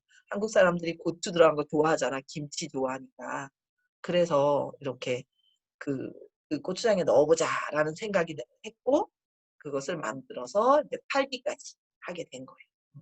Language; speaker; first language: Korean; native; Korean